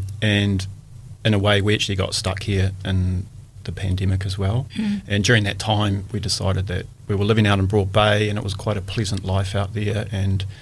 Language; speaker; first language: English; native; English